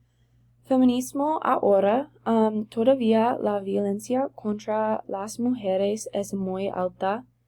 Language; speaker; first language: Spanish; non-native, learner; English